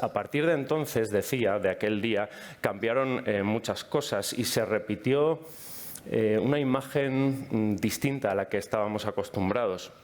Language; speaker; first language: Spanish; native; Spanish